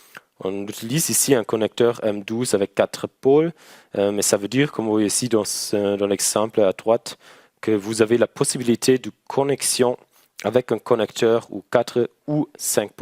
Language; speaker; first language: French; non-native, learner; German